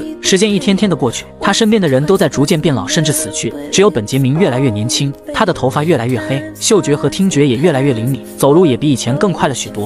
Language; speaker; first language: Chinese; native; Chinese